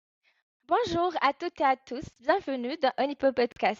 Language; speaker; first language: French; non-native, fluent; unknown